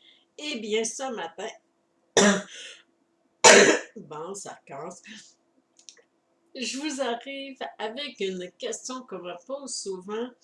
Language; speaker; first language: French; native; French